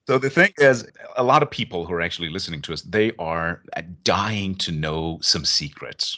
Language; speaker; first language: English; non-native, fluent; Persian